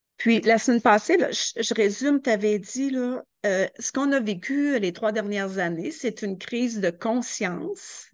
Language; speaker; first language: French; native; French